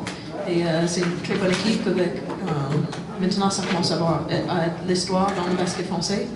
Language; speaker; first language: French; non-native, fluent; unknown